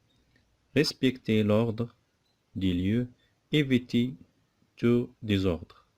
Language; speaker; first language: French; non-native, local second language; Arabic